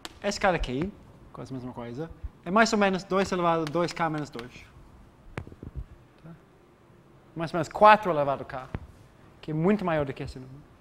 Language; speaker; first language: Portuguese; non-native, fluent; English